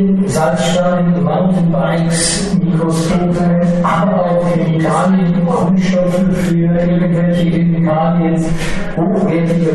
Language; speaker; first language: German; native; German